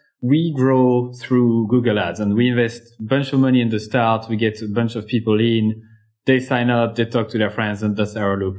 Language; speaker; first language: English; non-native, fluent; French